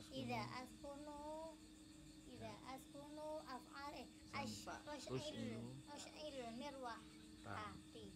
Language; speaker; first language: Arabic; non-native, learner; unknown